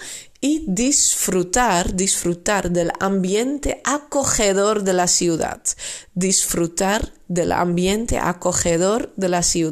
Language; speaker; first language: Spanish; non-native, fluent; Dutch